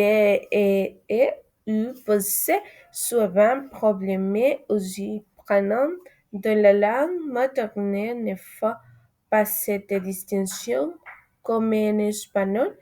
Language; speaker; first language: French; non-native, learner; Spanish